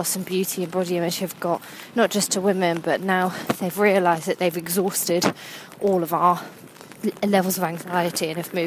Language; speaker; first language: English; native; English